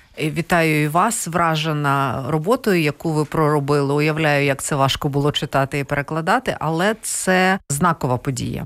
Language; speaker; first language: Ukrainian; non-native, local second language; Russian